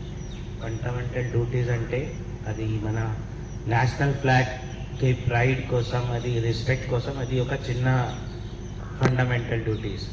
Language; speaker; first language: Telugu; non-native, learner; Hindi